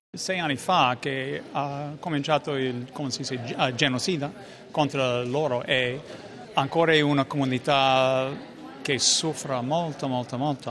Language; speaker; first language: Italian; non-native, fluent; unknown